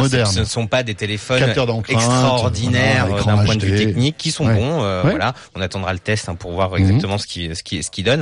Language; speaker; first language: French; native; French